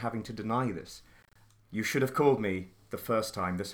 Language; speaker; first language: English; native; English